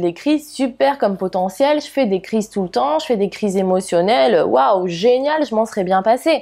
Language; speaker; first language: French; native; French